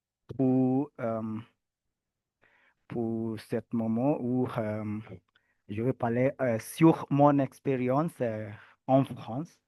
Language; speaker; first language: French; non-native, learner; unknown